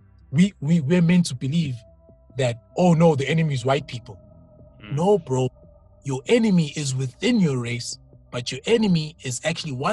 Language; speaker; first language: English; non-native, local second language; Zulu